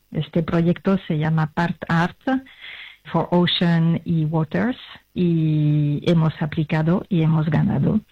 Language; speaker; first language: Spanish; non-native, fluent; French